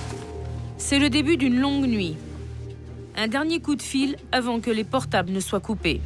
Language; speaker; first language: French; native; French